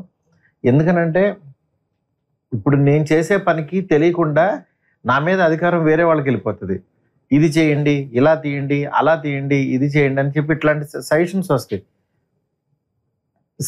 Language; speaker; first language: Telugu; native; Telugu